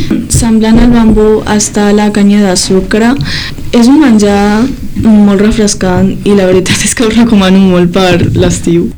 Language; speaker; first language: Catalan; early bilingual, other home language; Chinese